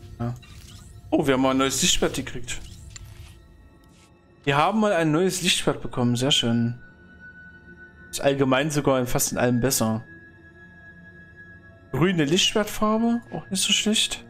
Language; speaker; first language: German; native; German